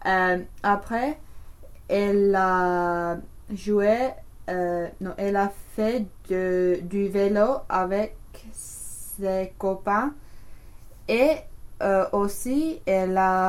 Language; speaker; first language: French; non-native, learner; English